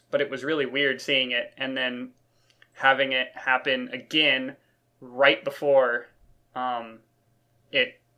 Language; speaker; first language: English; native; English